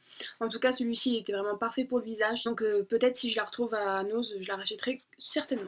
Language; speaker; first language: French; native; French